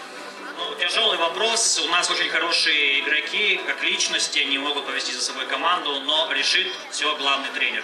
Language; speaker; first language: Russian; native; Russian